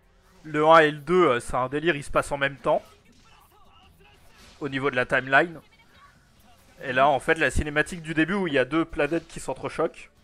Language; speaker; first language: French; native; French